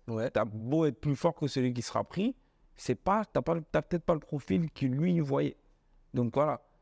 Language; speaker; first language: French; early bilingual, other home language; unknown